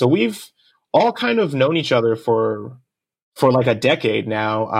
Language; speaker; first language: English; early bilingual, other home language; Japanese